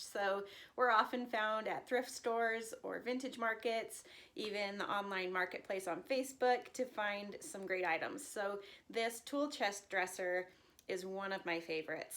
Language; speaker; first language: English; native; English